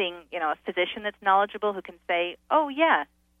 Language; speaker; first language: English; native; English